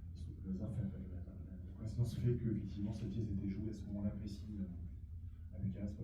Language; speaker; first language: French; native; French